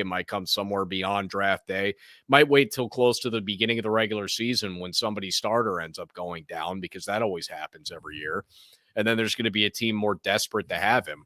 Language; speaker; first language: English; native; English